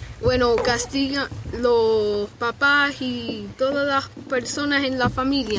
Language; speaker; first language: Spanish; early bilingual, other home language; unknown